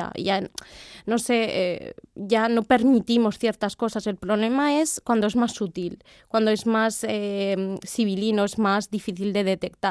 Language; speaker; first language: Spanish; native; Spanish